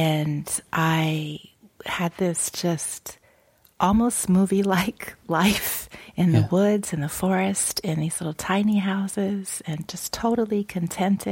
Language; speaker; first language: English; native; English